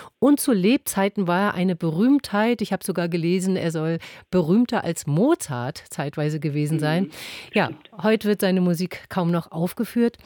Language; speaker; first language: German; native; German